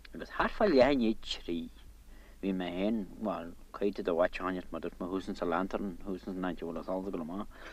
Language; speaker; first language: Irish; native; Irish